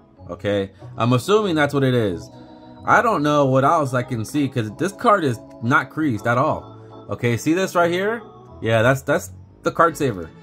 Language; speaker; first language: English; native; English